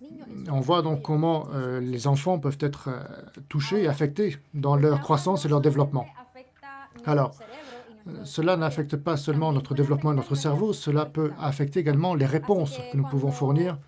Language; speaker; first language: French; native; French